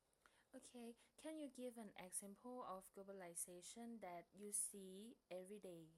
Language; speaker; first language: English; non-native, learner; Thai